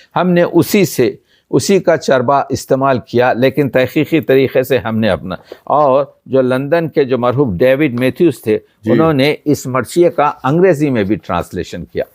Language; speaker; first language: Urdu; native; Urdu